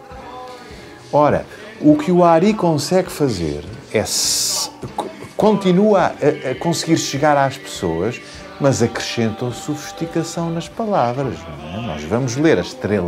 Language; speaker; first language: Portuguese; native; Portuguese